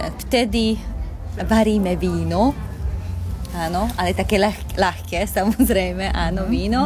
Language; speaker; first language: Slovak; non-native, local second language; Hungarian